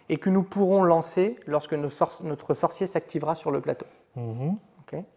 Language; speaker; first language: French; native; French